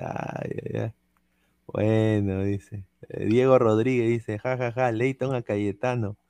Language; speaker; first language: Spanish; native; Spanish